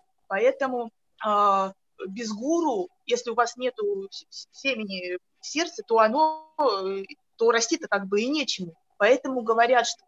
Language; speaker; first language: Russian; native; Russian